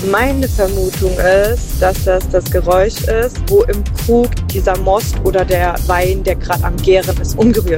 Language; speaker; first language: German; native; German